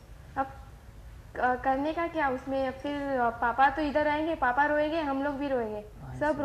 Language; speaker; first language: Hindi; native; Hindi